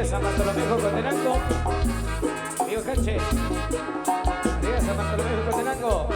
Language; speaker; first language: Spanish; native; Spanish